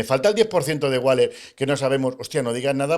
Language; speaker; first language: Spanish; native; Spanish